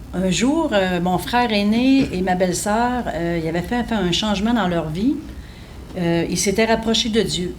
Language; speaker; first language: French; native; French